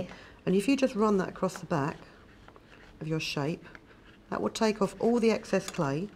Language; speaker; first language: English; native; English